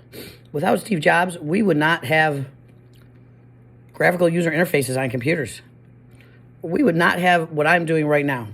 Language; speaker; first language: English; native; English